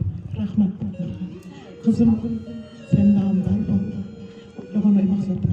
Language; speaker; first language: Kyrgyz; native; Kyrgyz